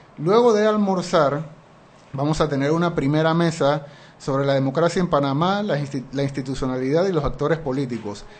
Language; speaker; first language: Spanish; native; Spanish